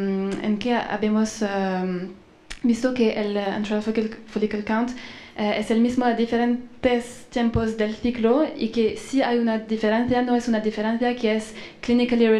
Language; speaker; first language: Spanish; non-native, fluent; French